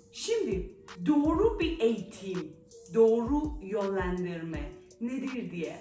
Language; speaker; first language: Turkish; non-native, fluent; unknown